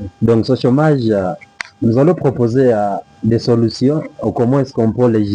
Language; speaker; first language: French; non-native, learner; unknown